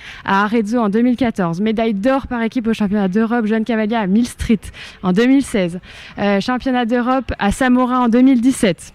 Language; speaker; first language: French; native; French